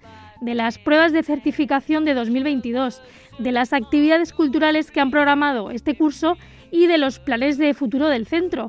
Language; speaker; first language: Spanish; native; Spanish